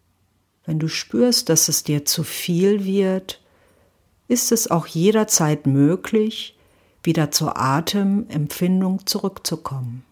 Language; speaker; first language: German; native; German